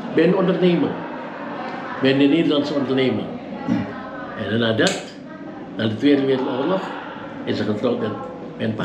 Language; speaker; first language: Dutch; early bilingual, heritage; Dutch